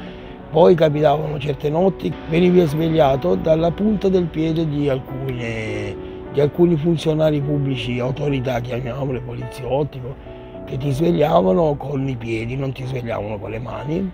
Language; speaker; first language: Italian; native; Italian